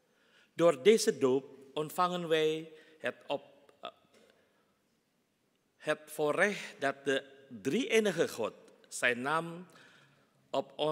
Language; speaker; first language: Dutch; non-native, fluent; Indonesian